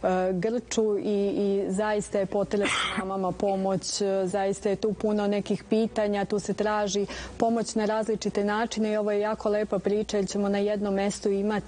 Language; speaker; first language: Serbian; native; Serbian